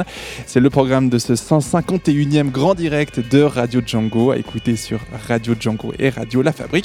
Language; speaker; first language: French; native; French